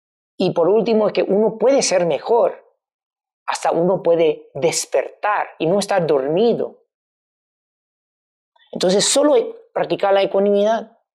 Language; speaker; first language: Spanish; non-native, fluent; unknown